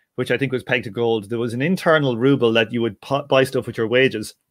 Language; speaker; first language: English; native; English